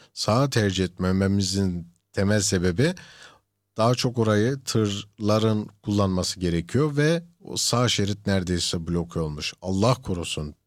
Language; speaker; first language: Turkish; early bilingual, heritage; Turkish